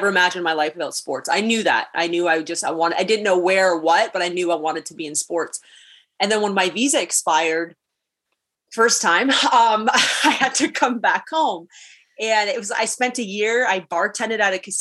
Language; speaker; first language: English; native; English